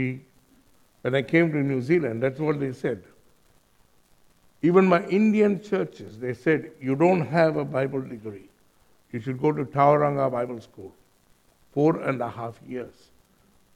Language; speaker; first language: English; non-native, local second language; Tamil